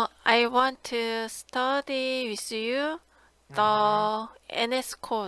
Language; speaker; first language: English; non-native, learner; Korean